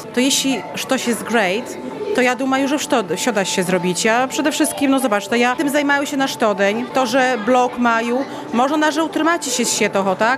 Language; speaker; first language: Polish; non-native, local second language; Belarusian